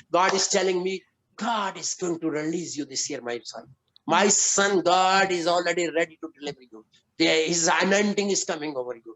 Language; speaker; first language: English; non-native, local second language; Urdu